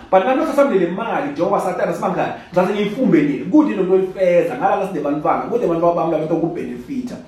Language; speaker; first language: Zulu; non-native, local second language; Swati